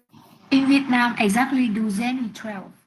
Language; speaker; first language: English; non-native, learner; Vietnamese